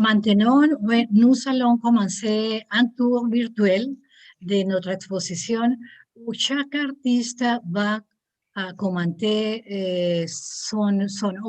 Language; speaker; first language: French; non-native, learner; Spanish